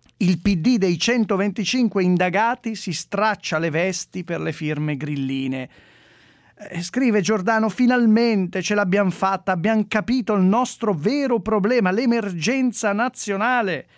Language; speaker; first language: Italian; native; Italian